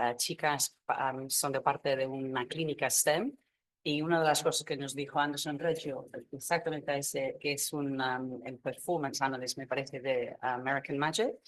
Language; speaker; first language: Spanish; non-native, fluent; English